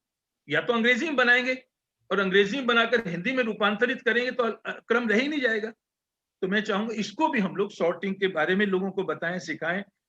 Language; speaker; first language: Hindi; native; Hindi